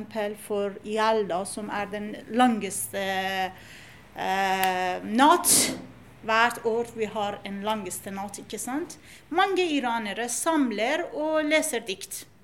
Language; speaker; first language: Norwegian; non-native, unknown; Persian